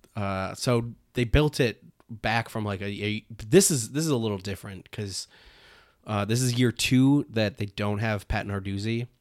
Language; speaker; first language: English; native; English